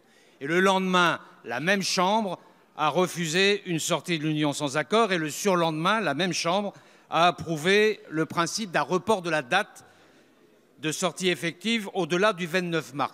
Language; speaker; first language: French; native; French